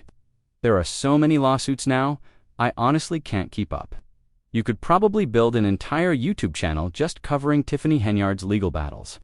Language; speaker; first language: English; native; English